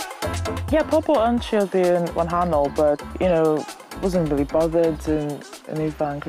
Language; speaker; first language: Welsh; early bilingual, other home language; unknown